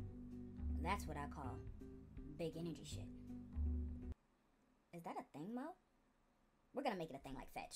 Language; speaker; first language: English; native; English